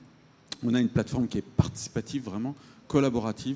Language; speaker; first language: French; native; French